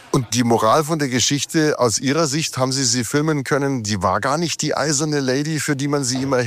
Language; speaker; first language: German; native; German